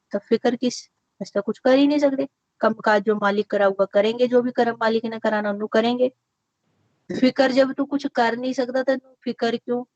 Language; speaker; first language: Hindi; non-native, local second language; Punjabi